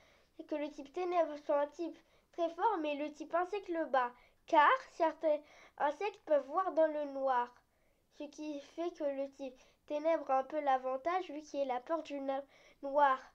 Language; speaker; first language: French; native; French